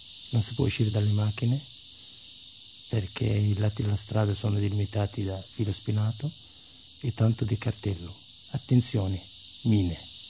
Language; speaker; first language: Italian; non-native, fluent; Arabic